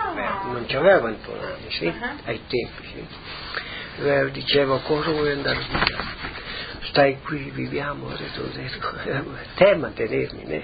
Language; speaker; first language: Italian; native; Italian